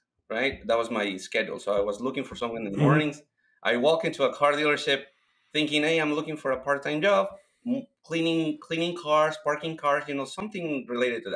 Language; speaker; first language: English; non-native, fluent; Spanish